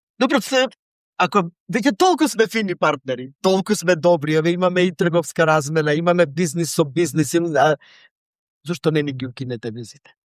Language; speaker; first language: Macedonian; native; Macedonian